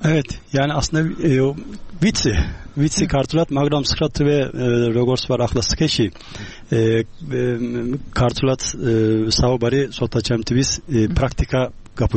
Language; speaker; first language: Georgian; non-native, learner; Turkish